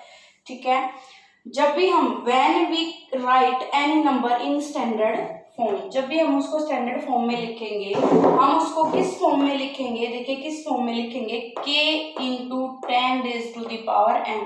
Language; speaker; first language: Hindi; native; Hindi